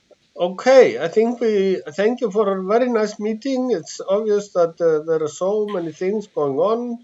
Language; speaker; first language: English; non-native, fluent; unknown